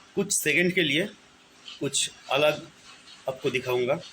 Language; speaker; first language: Hindi; non-native, local second language; Bangla